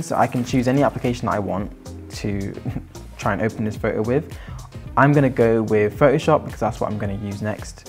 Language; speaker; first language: English; native; English